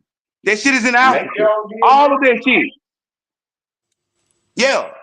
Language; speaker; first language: English; native; English